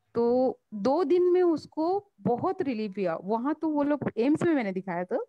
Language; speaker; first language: Hindi; native; Hindi